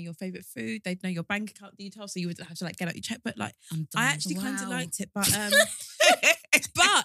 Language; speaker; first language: English; native; English